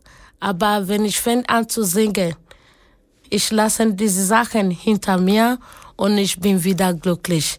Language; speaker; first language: German; non-native, learner; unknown